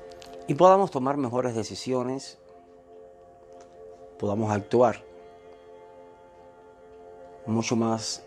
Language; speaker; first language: Spanish; native; Spanish